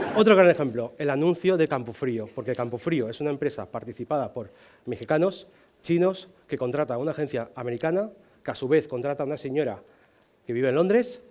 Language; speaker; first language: Spanish; non-native, fluent; Chinese